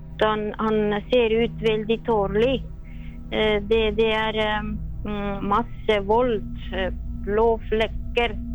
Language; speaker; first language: Norwegian; non-native, learner; Estonian